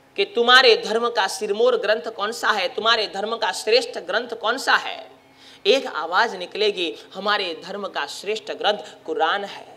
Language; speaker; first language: Hindi; non-native, local second language; Gujarati